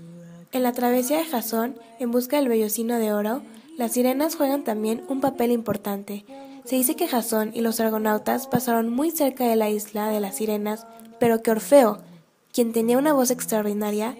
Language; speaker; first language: Spanish; native; Spanish